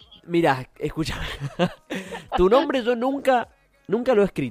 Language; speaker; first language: Spanish; native; Spanish